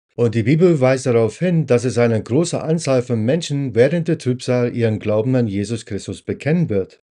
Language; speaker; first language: German; non-native, fluent; English